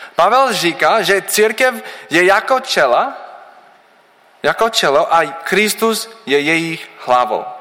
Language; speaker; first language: Czech; non-native, learner; English